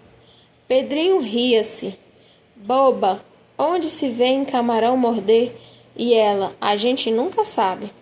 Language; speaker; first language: Portuguese; native; Portuguese